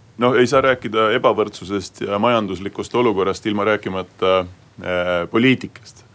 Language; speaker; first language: Estonian; native; Estonian